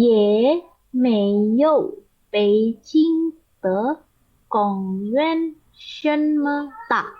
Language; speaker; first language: Chinese; non-native, learner; Indonesian